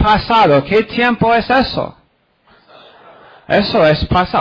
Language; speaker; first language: Spanish; non-native, fluent; English